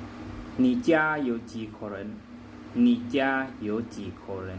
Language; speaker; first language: Chinese; non-native, learner; Lao